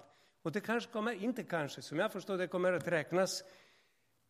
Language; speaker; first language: Swedish; non-native, fluent; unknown